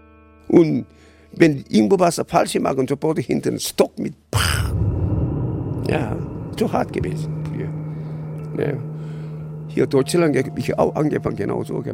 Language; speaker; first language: German; non-native, learner; Korean